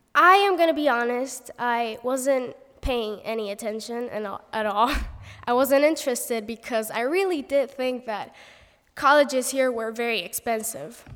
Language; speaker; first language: English; non-native, fluent; Spanish